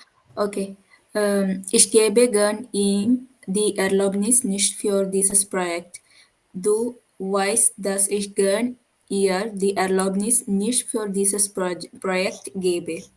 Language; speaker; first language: German; non-native, learner; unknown